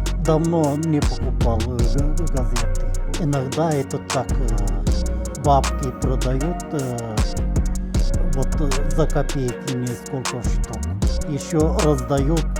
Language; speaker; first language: Russian; non-native, local second language; Turkmen